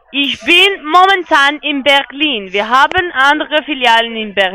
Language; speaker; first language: German; non-native, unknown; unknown